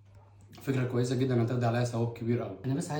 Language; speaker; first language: Arabic; native; Arabic